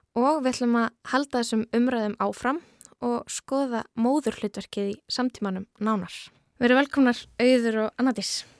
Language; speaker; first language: Icelandic; native; Icelandic